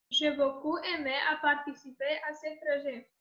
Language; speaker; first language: French; non-native, learner; Romanian